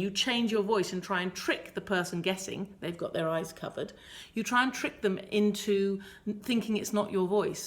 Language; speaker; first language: English; native; English